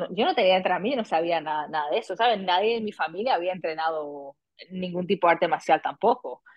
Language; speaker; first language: Spanish; early bilingual, heritage; Spanish